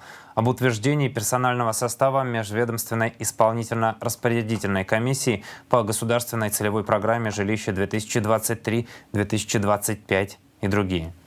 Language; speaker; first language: Russian; native; Russian